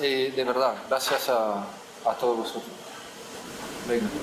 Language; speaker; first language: Spanish; non-native, fluent; French